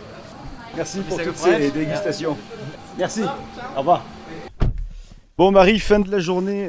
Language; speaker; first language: French; native; French